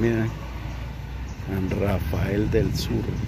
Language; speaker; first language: Spanish; native; Spanish